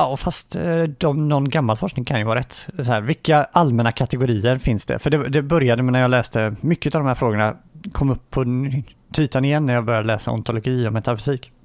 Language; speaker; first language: Swedish; native; Swedish